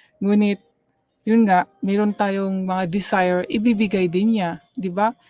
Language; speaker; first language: Filipino; non-native, local second language; Cebuano